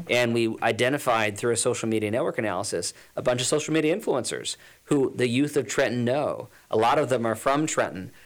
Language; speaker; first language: English; native; English